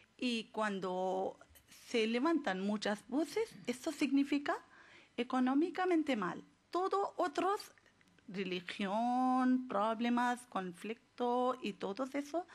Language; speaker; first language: Spanish; non-native, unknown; Urdu